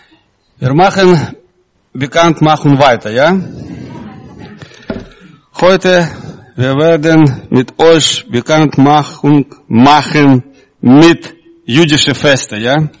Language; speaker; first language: German; non-native, learner; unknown